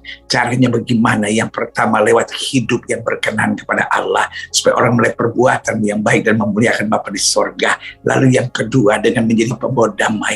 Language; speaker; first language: Indonesian; native; Indonesian